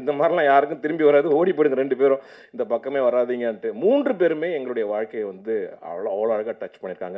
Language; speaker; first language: Tamil; native; Tamil